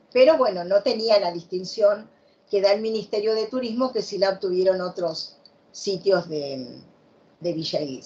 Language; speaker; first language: Spanish; native; Spanish